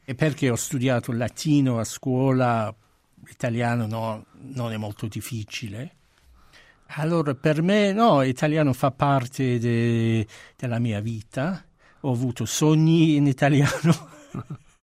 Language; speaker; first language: Italian; non-native, fluent; English